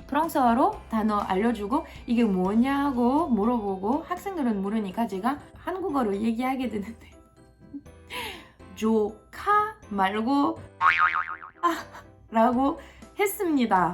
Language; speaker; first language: Korean; non-native, fluent; French